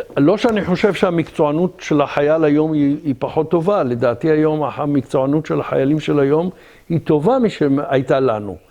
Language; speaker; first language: Hebrew; early bilingual, other home language; Arabic